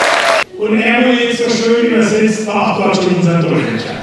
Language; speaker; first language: German; native; German